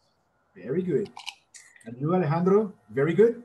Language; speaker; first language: English; non-native, fluent; Spanish